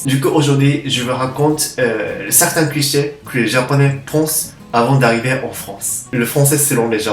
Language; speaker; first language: French; non-native, learner; Japanese